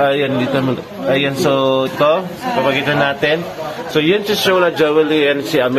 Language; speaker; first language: Filipino; native; Filipino